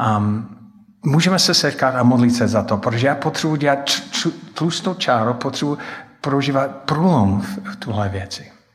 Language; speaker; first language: Czech; non-native, fluent; English